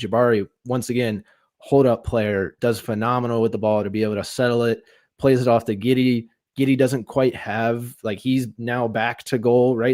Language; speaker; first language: English; native; English